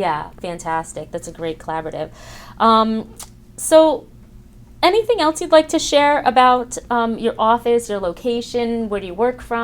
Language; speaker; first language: English; native; English